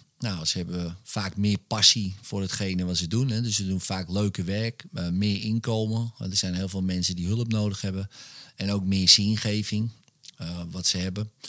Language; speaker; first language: Dutch; native; Dutch